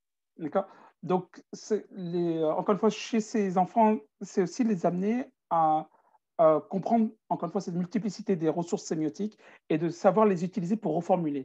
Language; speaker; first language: French; native; French